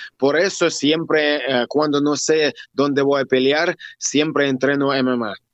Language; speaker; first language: Spanish; non-native, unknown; Russian